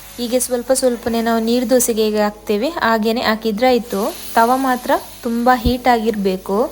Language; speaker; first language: Kannada; non-native, local second language; Tulu